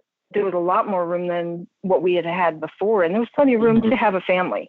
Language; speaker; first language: English; native; English